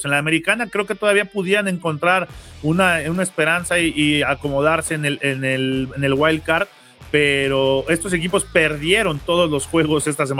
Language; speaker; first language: Spanish; native; Spanish